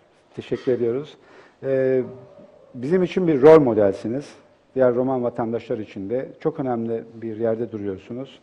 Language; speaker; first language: Turkish; native; Turkish